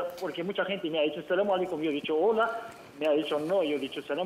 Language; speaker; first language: Spanish; non-native, learner; Arabic